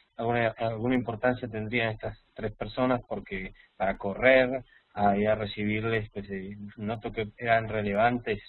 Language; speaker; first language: Spanish; native; Spanish